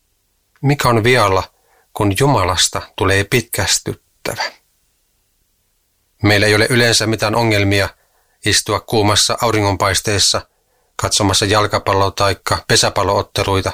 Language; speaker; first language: Finnish; native; Finnish